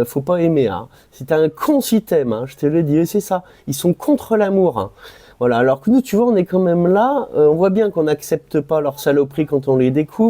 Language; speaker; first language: French; native; French